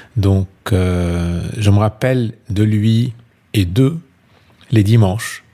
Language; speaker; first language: French; non-native, local second language; Arabic